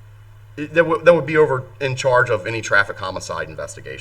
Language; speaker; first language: English; native; English